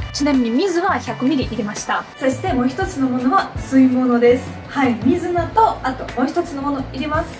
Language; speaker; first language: Japanese; non-native, fluent; Russian